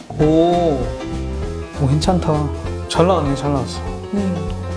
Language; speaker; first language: Korean; native; Korean